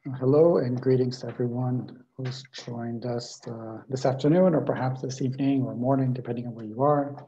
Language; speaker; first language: English; native; English